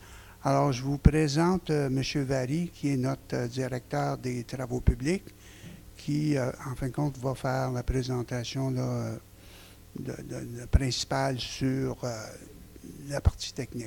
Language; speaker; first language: French; native; French